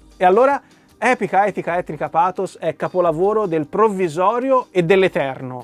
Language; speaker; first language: Italian; native; Italian